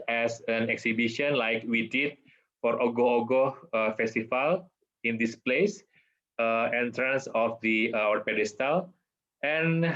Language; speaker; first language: English; non-native, fluent; Indonesian